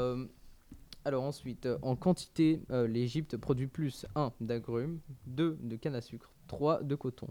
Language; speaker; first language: French; native; French